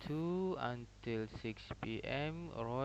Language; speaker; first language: English; non-native, learner; Indonesian